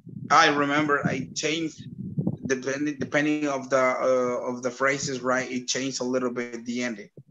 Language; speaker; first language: English; non-native, fluent; Spanish